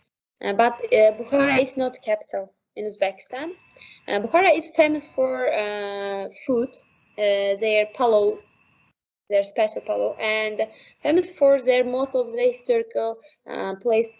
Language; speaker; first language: English; non-native, learner; Uzbek